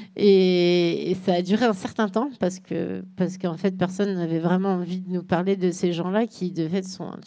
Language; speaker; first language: French; native; French